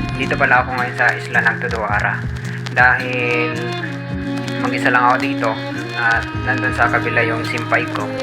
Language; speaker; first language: Filipino; native; Filipino